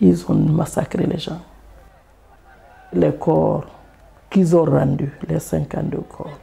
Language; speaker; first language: French; non-native, local second language; Fula